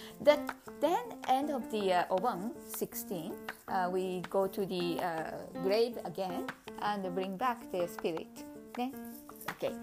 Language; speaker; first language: English; non-native, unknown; Japanese